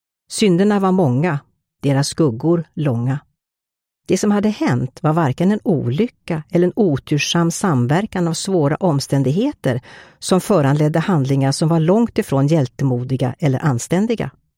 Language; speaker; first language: Swedish; native; Swedish